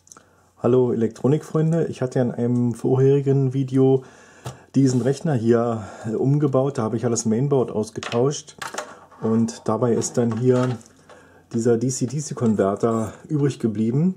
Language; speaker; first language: German; native; German